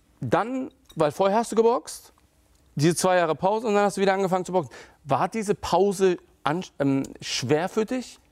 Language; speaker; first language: German; early bilingual, other home language; Turkish